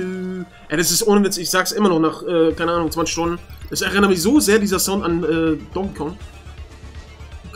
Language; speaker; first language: German; native; German